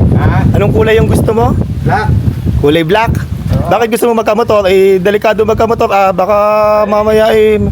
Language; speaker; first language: Filipino; native; Filipino